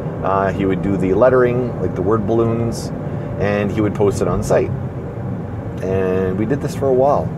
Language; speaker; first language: English; native; English